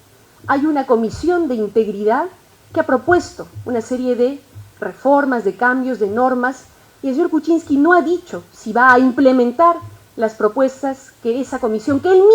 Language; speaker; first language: Spanish; native; Spanish